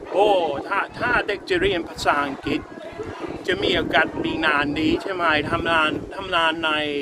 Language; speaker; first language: Thai; non-native, learner; English